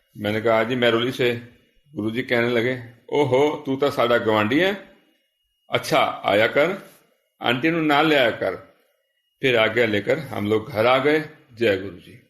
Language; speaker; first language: Hindi; native; Hindi